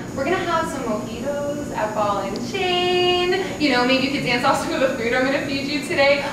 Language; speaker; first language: English; native; English